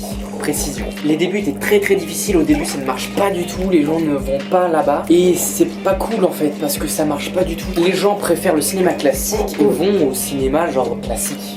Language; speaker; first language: French; native; French